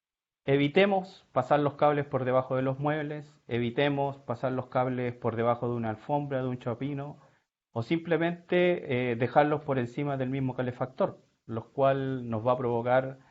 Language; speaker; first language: Spanish; native; Spanish